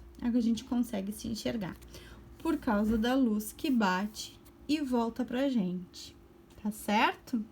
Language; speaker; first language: Portuguese; native; Portuguese